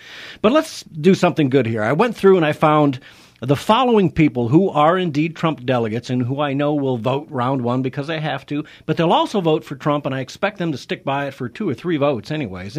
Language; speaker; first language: English; native; English